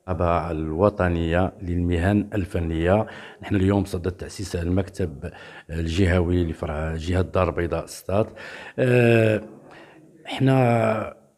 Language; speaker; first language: Arabic; native; Arabic